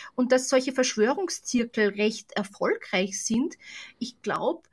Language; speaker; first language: German; native; German